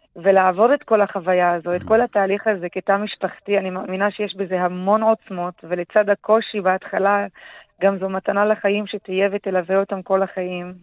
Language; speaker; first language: Hebrew; non-native, local second language; Arabic